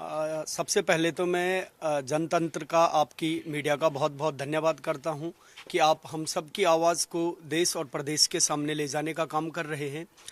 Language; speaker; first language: Hindi; native; Hindi